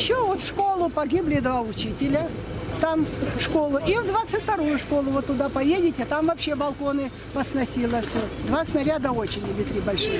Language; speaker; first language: Russian; native; Russian